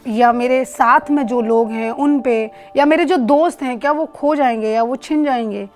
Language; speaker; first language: Hindi; native; Hindi